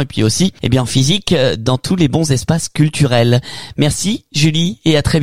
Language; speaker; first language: French; native; French